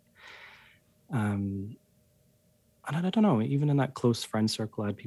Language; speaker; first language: English; native; English